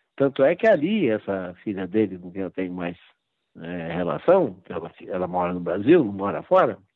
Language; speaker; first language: Portuguese; native; Portuguese